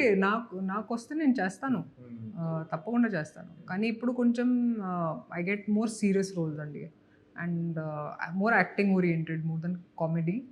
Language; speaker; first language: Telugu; non-native, local second language; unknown